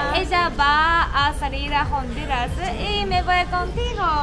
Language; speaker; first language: Spanish; non-native, learner; Japanese